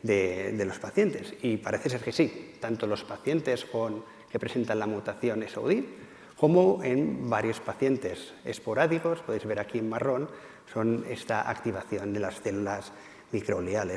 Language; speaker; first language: Spanish; native; Spanish